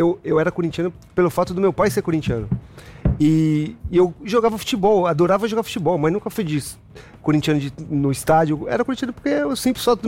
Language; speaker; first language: Portuguese; native; Portuguese